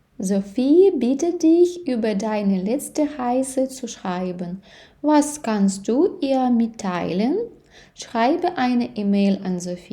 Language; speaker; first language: German; non-native, fluent; Ukrainian